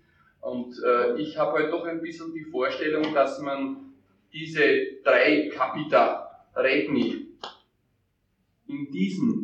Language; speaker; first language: German; native; German